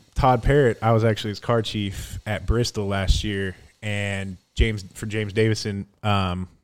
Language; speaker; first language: English; native; English